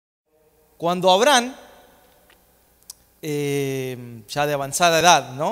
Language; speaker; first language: Spanish; native; Spanish